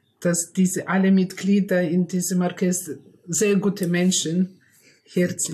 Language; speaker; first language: German; non-native, learner; Russian